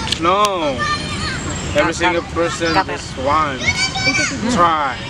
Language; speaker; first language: English; non-native, learner; Indonesian